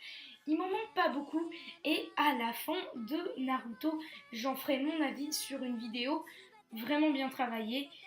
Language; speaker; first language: French; native; French